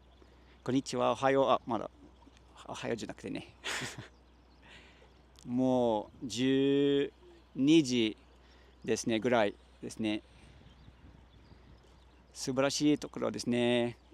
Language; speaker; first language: Japanese; non-native, learner; English